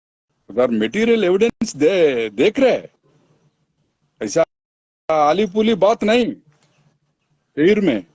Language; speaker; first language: Hindi; non-native, local second language; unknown